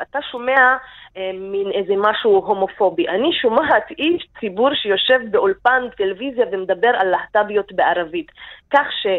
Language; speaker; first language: Hebrew; non-native, local second language; Arabic